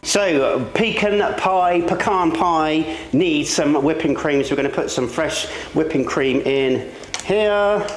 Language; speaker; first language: English; native; English